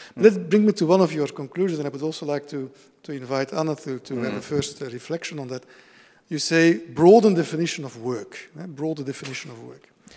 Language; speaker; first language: English; non-native, fluent; Dutch